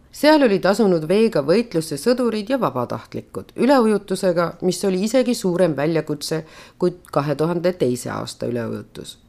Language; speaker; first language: Estonian; native; Estonian